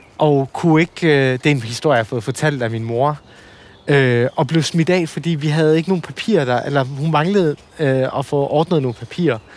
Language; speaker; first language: Danish; early bilingual, other home language; Assyrian Neo-Aramaic